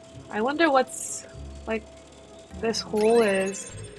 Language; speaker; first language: English; non-native, fluent; Korean